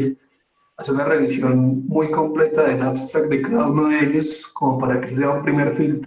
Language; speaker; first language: Spanish; native; Spanish